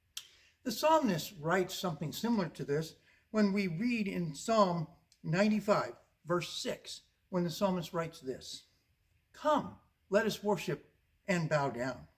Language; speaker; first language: English; native; English